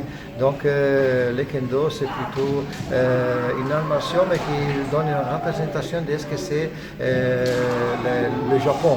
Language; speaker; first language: French; non-native, fluent; Italian